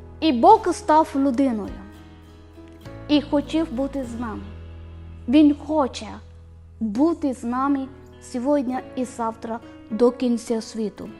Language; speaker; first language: Ukrainian; non-native, learner; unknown